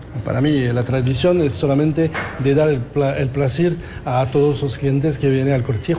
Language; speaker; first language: Spanish; non-native, learner; French